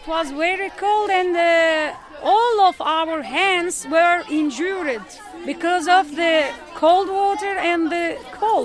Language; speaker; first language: English; non-native, learner; Turkish